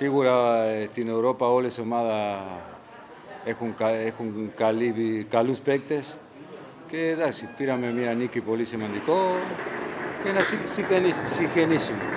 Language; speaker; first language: Greek; non-native, fluent; Spanish